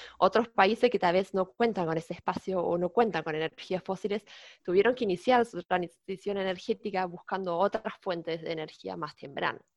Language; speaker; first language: Spanish; non-native, fluent; German